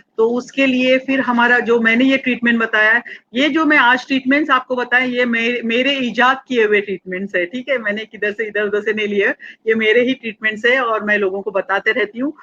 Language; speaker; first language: Hindi; non-native, local second language; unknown